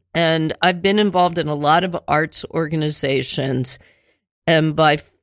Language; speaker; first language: English; native; English